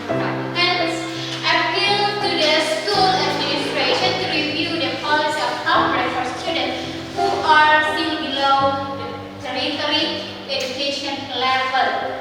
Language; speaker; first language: English; non-native, fluent; Indonesian